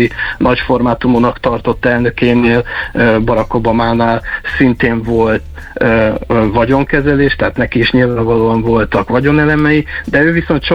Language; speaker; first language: Hungarian; native; Hungarian